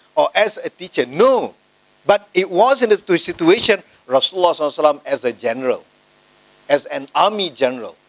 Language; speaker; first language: English; non-native, local second language; Malay